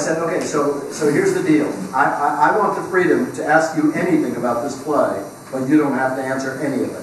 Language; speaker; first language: English; native; English